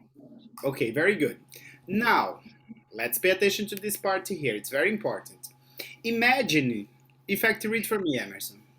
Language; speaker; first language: English; non-native, fluent; Portuguese